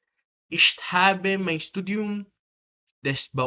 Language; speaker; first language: German; non-native, learner; Filipino